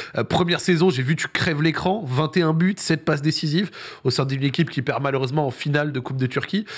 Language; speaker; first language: French; native; French